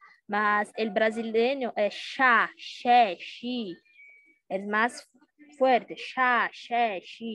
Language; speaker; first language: Spanish; non-native, learner; Portuguese